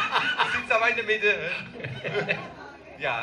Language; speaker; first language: German; native; German